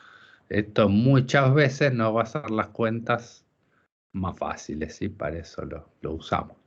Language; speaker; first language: Spanish; native; Spanish